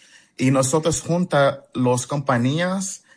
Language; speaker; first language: Spanish; early bilingual, heritage; English